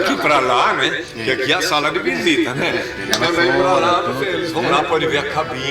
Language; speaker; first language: Portuguese; native; Portuguese